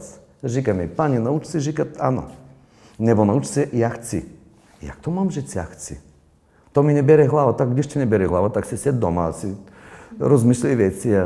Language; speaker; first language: Czech; non-native, fluent; Bulgarian